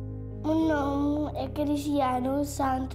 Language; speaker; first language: Portuguese; early bilingual, heritage; Portuguese